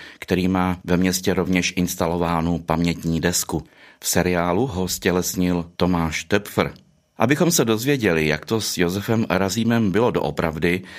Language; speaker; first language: Czech; native; Czech